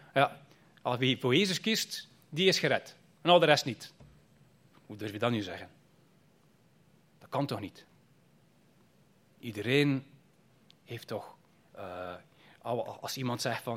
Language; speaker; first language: Dutch; native; Dutch